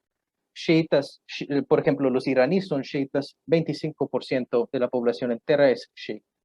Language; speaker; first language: Spanish; non-native, fluent; Punjabi